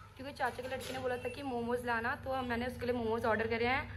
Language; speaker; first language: Hindi; native; Hindi